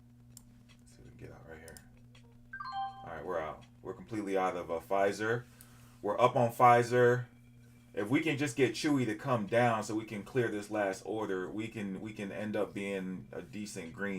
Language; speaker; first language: English; native; English